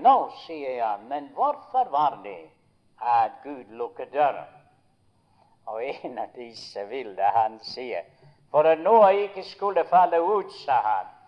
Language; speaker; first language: Norwegian; early bilingual, heritage; Norwegian